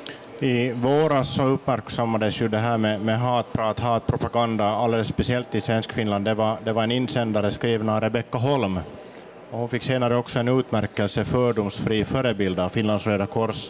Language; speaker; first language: Swedish; native; Swedish